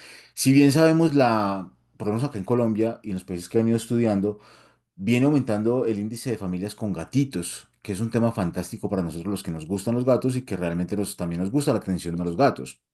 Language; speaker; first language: Spanish; native; Spanish